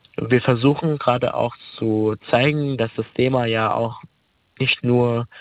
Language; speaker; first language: German; early bilingual, other home language; Arabic